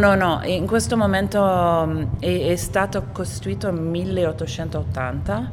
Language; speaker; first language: Italian; non-native, fluent; Arabic